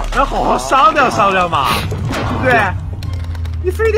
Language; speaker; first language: Chinese; native; Chinese